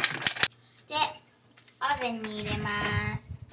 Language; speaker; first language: Japanese; early bilingual, heritage; Japanese